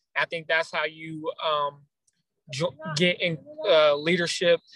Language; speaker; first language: English; native; English